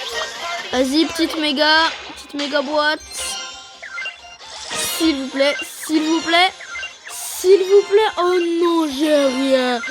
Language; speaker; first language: French; native; French